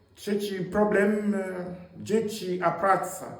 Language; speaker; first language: Polish; non-native, fluent; Swahili